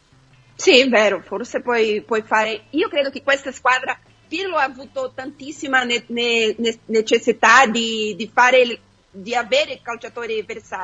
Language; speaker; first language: Italian; non-native, fluent; Portuguese